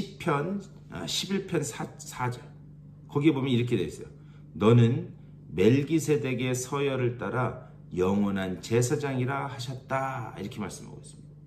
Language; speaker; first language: Korean; native; Korean